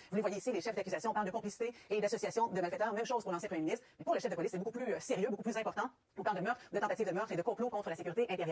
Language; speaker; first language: French; native; French